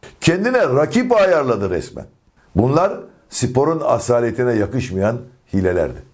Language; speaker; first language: Turkish; native; Turkish